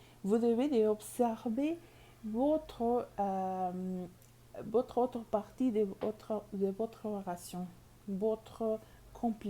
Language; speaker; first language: French; non-native, learner; Spanish